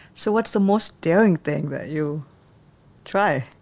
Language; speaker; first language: English; non-native, fluent; Vietnamese